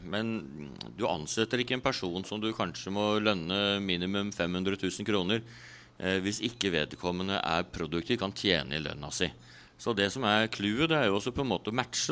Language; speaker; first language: Norwegian; native; Norwegian